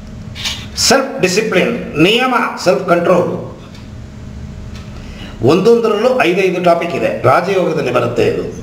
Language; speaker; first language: Kannada; native; Kannada